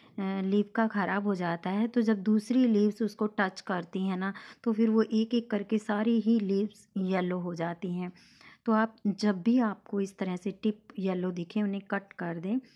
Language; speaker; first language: Hindi; native; Hindi